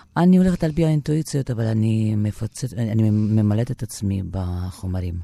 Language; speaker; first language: Hebrew; non-native, fluent; Russian